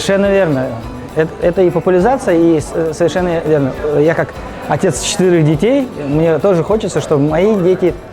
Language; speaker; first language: Russian; native; Russian